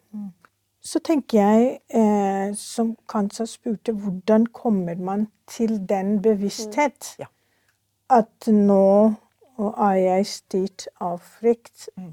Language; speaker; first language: Norwegian; non-native, fluent; Urdu